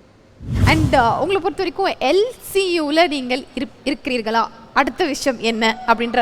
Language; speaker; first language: Tamil; native; Tamil